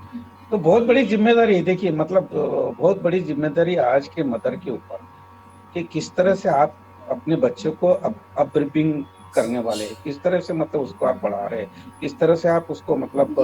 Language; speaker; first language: Hindi; native; Hindi